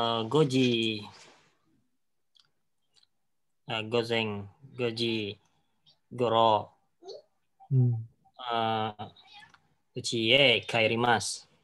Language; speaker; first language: Japanese; non-native, learner; Indonesian